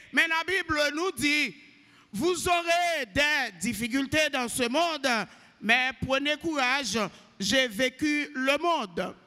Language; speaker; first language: French; non-native, local second language; Haitian Creole